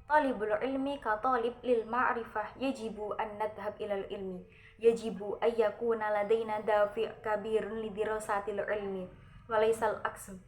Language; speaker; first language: Arabic; non-native, learner; Indonesian